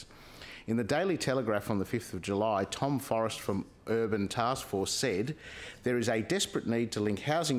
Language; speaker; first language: English; native; English